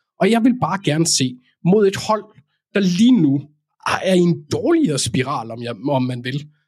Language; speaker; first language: Danish; native; Danish